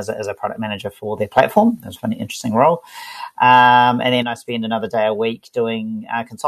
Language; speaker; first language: English; native; English